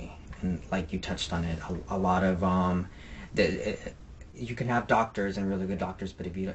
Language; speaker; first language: English; native; English